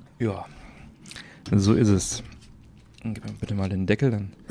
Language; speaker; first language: German; native; German